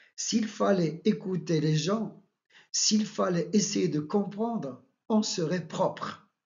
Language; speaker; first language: French; non-native, local second language; Arabic